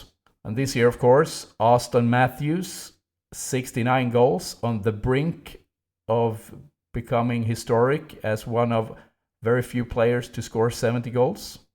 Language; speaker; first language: English; non-native, fluent; Swedish